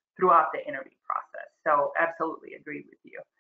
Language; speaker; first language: English; non-native, fluent; Croatian